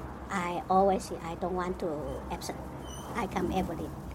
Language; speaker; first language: English; non-native, learner; Cantonese